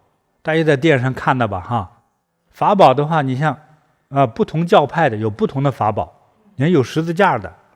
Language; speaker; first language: Chinese; native; Chinese